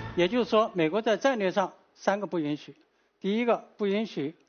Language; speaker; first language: Chinese; native; Chinese